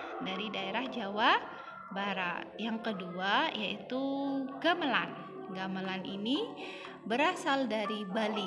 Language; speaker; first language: Indonesian; native; Indonesian